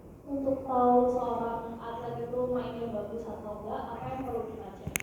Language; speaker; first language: Indonesian; native; Indonesian